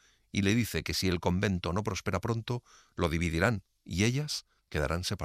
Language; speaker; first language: Spanish; native; Spanish